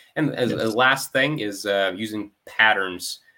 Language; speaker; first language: English; non-native, fluent; Ukrainian